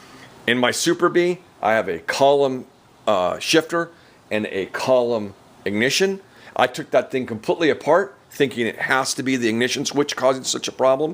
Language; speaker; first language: English; native; English